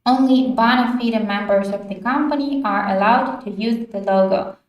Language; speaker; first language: English; non-native, fluent; Ukrainian